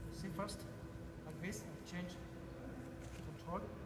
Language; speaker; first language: English; non-native, learner; French